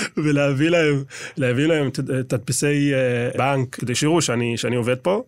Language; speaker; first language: Hebrew; non-native, local second language; Arabic